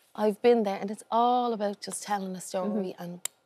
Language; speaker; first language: English; native; English